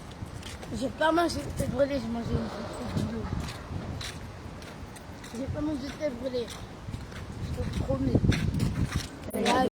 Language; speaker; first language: French; early bilingual, other home language; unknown